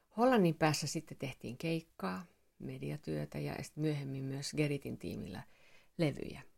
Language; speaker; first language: Finnish; non-native, local second language; Swedish